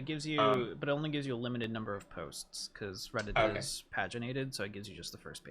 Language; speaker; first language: English; native; English